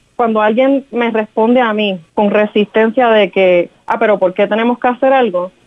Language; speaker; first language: Spanish; native; Spanish